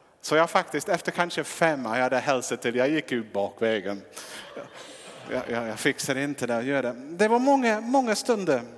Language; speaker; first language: Swedish; non-native, fluent; English